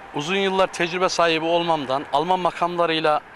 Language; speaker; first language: Turkish; native; Turkish